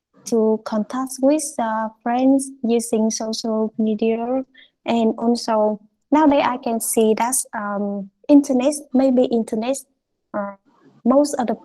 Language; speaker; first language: English; non-native, fluent; Vietnamese